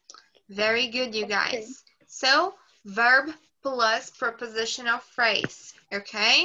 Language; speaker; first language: English; non-native, fluent; Portuguese